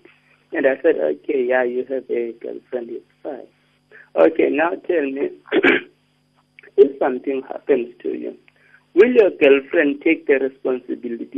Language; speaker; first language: English; non-native, local second language; Xhosa